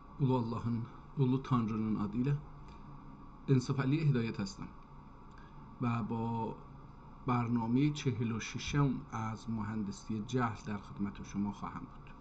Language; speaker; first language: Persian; non-native, local second language; Azerbaijani